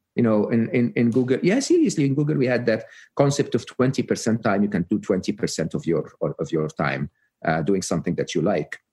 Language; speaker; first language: English; non-native, fluent; Arabic